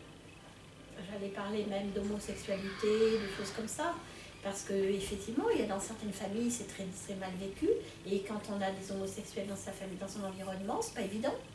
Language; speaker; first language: French; native; French